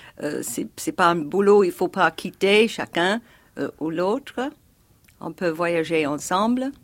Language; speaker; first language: French; non-native, fluent; English